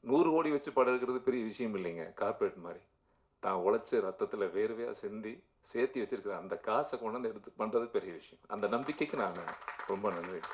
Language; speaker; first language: Tamil; native; Tamil